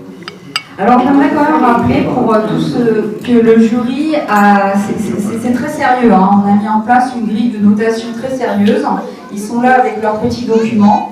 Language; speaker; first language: French; native; French